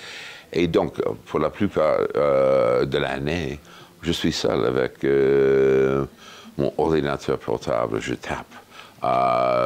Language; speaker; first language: French; non-native, fluent; English